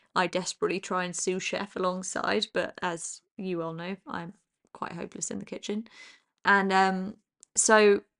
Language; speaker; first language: English; native; English